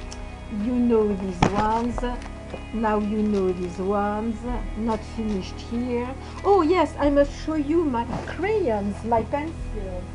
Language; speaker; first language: English; non-native, fluent; French